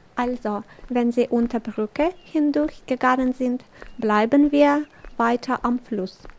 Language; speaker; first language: German; non-native, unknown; Russian